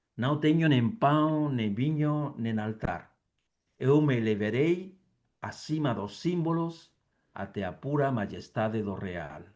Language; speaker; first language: Portuguese; non-native, fluent; Spanish